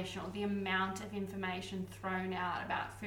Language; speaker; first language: English; native; English